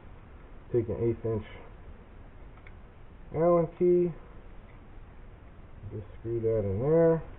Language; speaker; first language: English; native; English